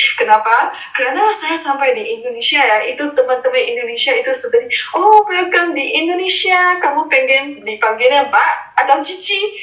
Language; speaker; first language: Indonesian; non-native, fluent; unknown